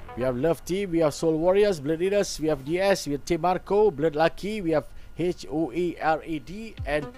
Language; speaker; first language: English; non-native, local second language; Malay